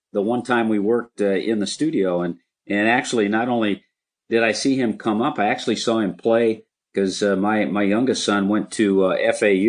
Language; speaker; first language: English; native; English